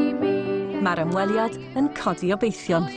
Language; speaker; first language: Welsh; native; Welsh